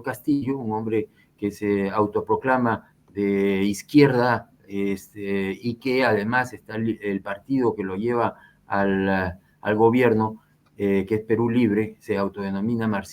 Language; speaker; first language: Spanish; native; Spanish